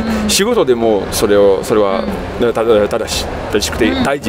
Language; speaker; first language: Japanese; non-native, fluent; French